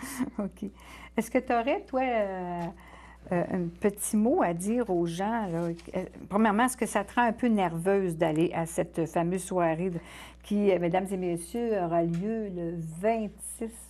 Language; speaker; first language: French; native; French